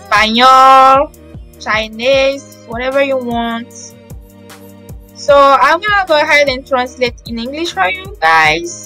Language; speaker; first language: English; non-native, fluent; French